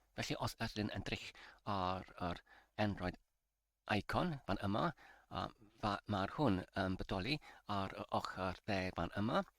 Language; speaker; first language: Welsh; non-native, learner; English